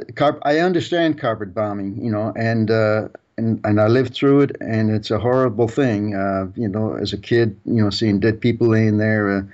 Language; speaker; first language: English; early bilingual, other home language; German